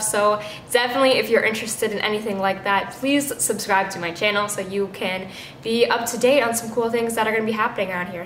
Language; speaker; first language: English; native; English